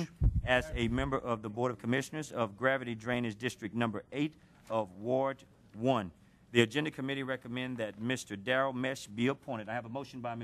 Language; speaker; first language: English; native; English